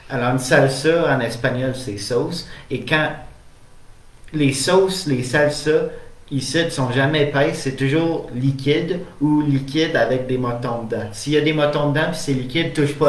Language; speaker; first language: French; native; French